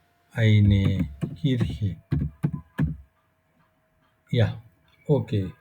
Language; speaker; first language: German; non-native, fluent; Bangla